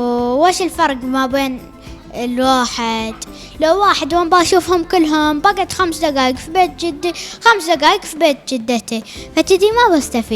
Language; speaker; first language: Arabic; native; Arabic